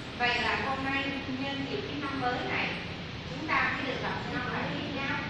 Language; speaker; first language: Vietnamese; non-native, local second language; Hmong